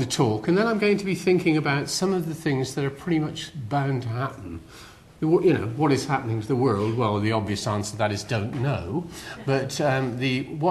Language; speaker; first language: English; native; English